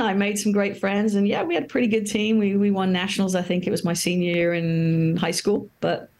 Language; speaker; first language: English; native; English